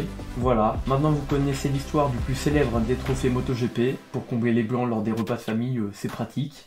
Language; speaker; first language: French; native; French